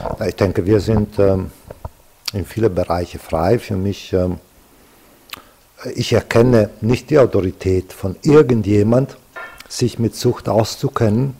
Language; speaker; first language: German; non-native, fluent; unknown